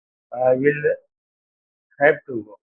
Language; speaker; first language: English; non-native, learner; Hindi